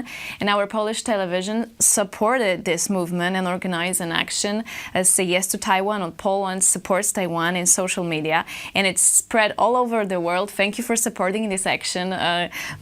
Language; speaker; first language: English; non-native, fluent; Polish